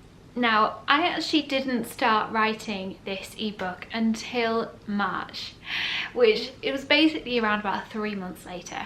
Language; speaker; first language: English; native; English